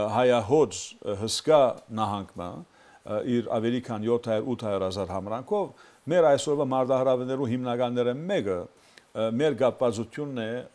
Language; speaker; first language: Armenian; early bilingual, heritage; Armenian